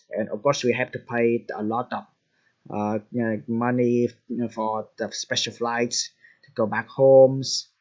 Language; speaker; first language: English; non-native, fluent; Vietnamese